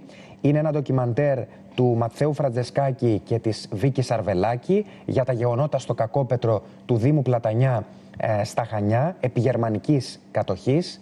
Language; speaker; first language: Greek; native; Greek